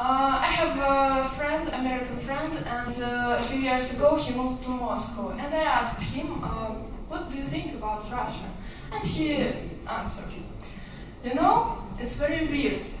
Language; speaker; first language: English; non-native, learner; Russian